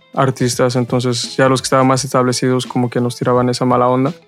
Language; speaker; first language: Spanish; early bilingual, heritage; Spanish